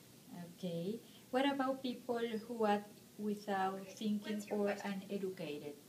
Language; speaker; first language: English; non-native, learner; Spanish